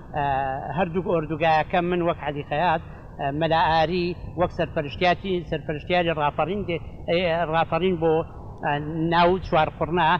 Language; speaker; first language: Central Kurdish; native; Central Kurdish